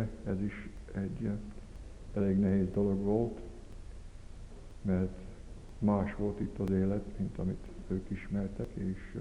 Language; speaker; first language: Hungarian; early bilingual, heritage; Hungarian